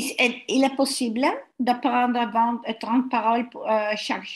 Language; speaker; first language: French; non-native, learner; Italian